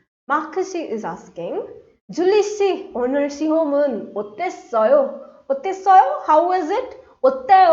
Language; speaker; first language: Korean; non-native, fluent; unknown